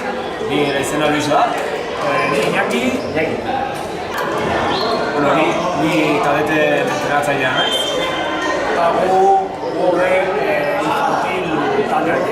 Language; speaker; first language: Basque; non-native, local second language; Spanish